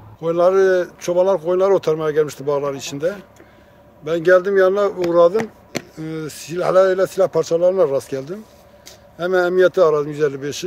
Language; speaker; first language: Turkish; native; Turkish